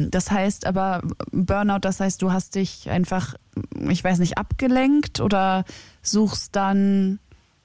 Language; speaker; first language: German; native; German